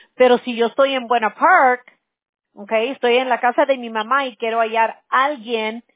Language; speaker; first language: Spanish; early bilingual, heritage; Spanish